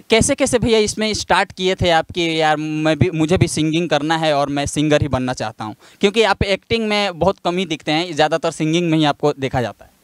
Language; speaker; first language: Hindi; non-native, local second language; Bhojpuri